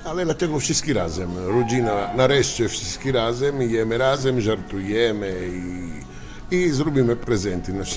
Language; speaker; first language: Polish; non-native, learner; Italian